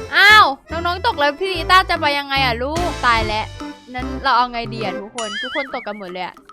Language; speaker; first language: Thai; native; Thai